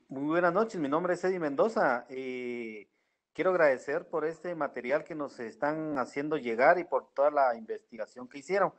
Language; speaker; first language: Spanish; native; Spanish